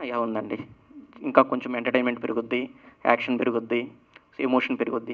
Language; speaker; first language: Telugu; native; Telugu